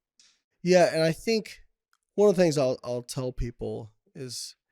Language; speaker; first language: English; native; English